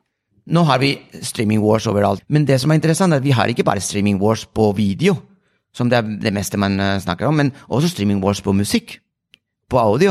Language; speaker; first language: Norwegian; non-native, fluent; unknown